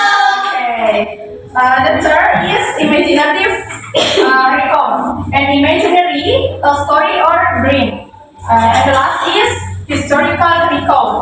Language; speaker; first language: English; non-native, learner; Indonesian